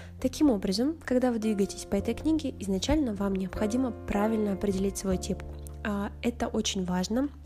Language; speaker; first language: Russian; native; Russian